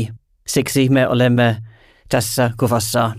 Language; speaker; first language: Finnish; non-native, learner; English